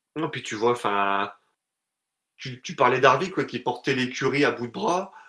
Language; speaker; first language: French; native; French